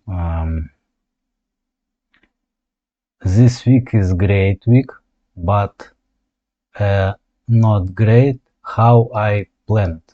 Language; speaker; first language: English; non-native, learner; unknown